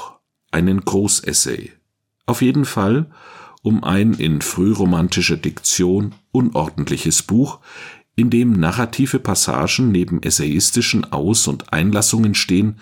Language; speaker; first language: German; native; German